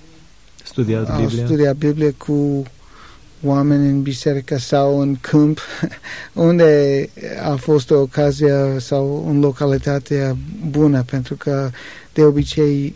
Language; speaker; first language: Romanian; non-native, learner; English